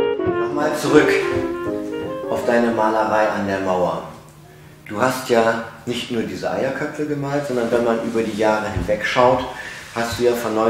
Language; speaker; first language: German; native; German